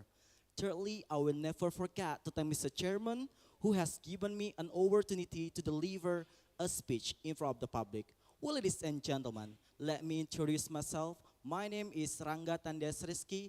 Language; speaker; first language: English; non-native, learner; Indonesian